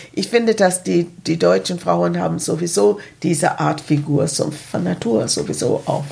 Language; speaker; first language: German; non-native, fluent; English